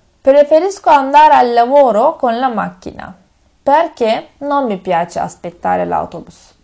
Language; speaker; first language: Italian; non-native, fluent; Turkish